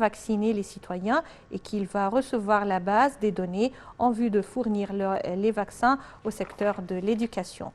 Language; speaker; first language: French; non-native, fluent; Arabic